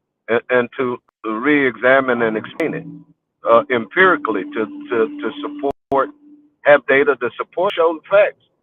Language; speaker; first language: English; native; English